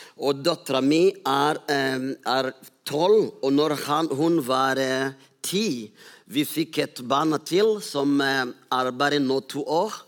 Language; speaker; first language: Norwegian; non-native, fluent; Rundi